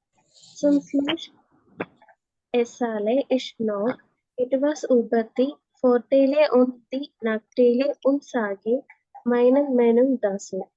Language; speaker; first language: German; non-native, learner; Malayalam